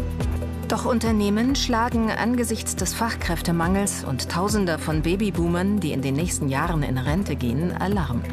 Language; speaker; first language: German; native; German